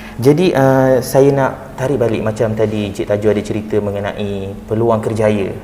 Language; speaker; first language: Malay; native; Malay